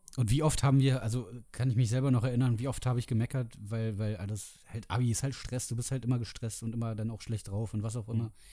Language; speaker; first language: German; native; German